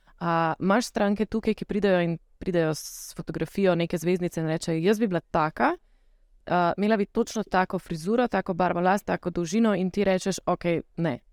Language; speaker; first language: Slovenian; native; Slovenian